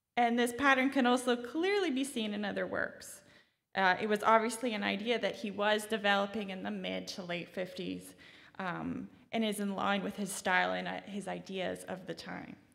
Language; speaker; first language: English; native; English